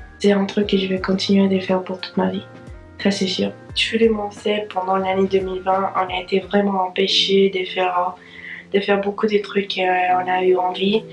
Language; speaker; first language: French; non-native, fluent; English